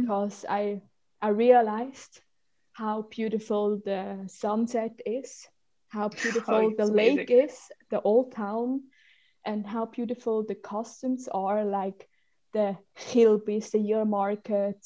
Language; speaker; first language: English; non-native, learner; Swiss German